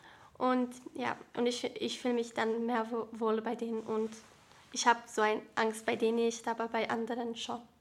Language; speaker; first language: German; early bilingual, other home language; Bosnian